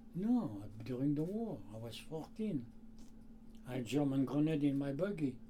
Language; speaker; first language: English; non-native, learner; Armenian